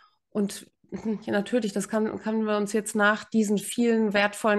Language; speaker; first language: German; native; German